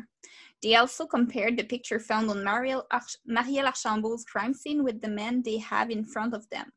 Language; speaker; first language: English; non-native, fluent; French